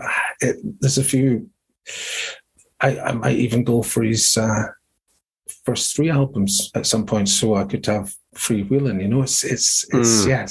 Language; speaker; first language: English; native; English